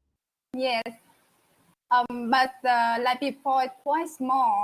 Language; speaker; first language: English; non-native, fluent; Vietnamese